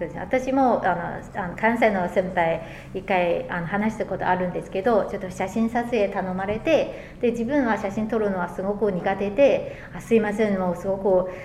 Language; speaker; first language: Japanese; non-native, fluent; Chinese